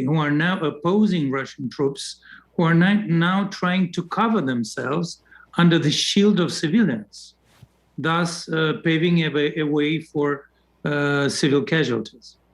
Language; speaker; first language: English; non-native, fluent; Russian